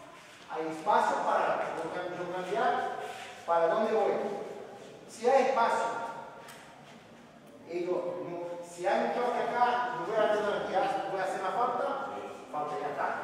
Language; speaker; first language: Spanish; non-native, fluent; Portuguese